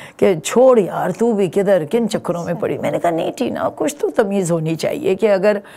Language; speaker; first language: Urdu; native; Urdu